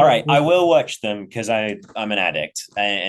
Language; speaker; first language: English; native; English